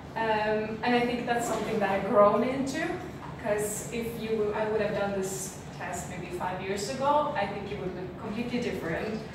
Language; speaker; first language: English; non-native, fluent; Swedish